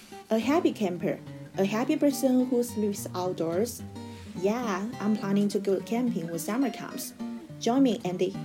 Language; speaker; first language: English; non-native, fluent; Chinese